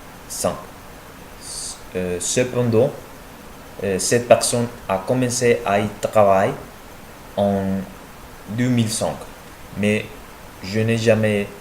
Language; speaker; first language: French; non-native, learner; Spanish